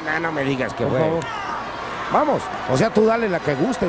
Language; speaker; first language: Spanish; native; Spanish